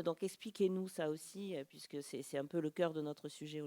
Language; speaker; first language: French; native; French